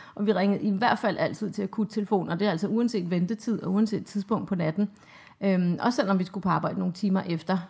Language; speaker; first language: Danish; native; Danish